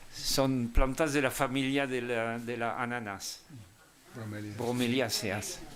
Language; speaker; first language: Spanish; non-native, fluent; French